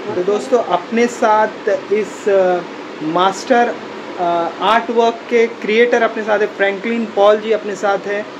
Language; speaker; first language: Hindi; non-native, local second language; Marathi